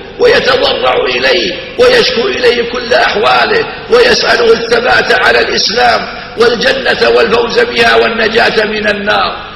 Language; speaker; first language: Arabic; native; Arabic